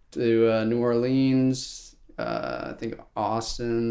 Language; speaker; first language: English; native; English